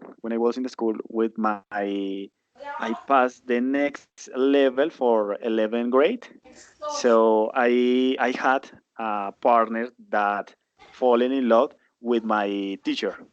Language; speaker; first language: English; non-native, learner; Spanish